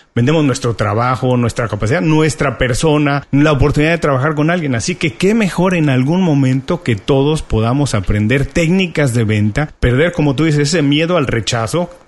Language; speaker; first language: Spanish; native; Spanish